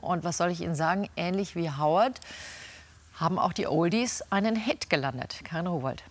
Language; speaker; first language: German; native; German